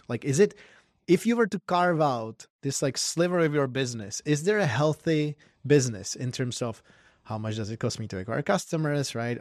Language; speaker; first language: English; non-native, fluent; Czech